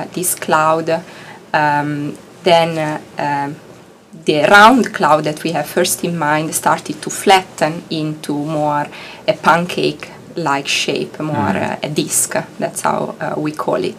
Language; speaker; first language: English; non-native, fluent; Italian